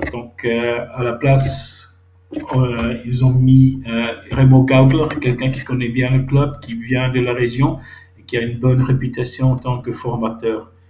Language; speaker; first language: French; non-native, local second language; Swiss German